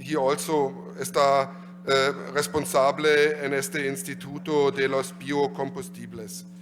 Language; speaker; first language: Spanish; non-native, learner; German